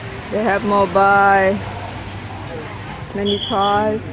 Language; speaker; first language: English; non-native, learner; Thai